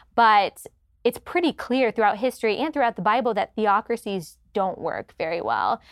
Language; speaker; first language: English; native; English